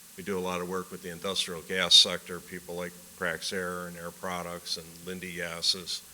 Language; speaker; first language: English; native; English